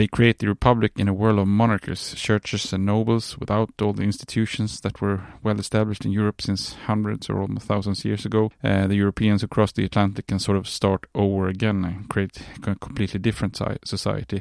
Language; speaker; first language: English; non-native, fluent; Swedish